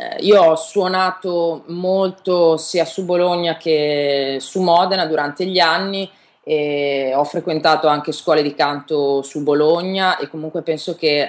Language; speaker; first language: Italian; native; Italian